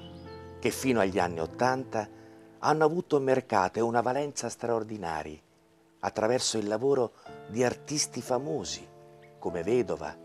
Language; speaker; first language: Italian; native; Italian